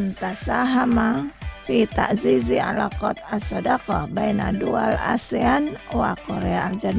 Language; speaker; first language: Arabic; non-native, fluent; Indonesian